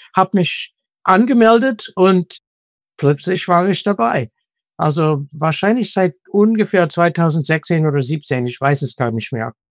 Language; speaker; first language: German; non-native, fluent; English